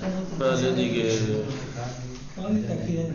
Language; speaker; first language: Persian; non-native, fluent; Urdu